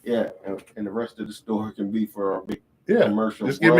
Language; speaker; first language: English; native; English